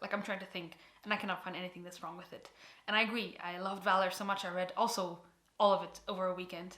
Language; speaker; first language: English; non-native, fluent; Portuguese